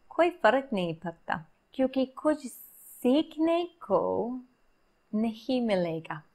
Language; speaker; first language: Hindi; non-native, learner; English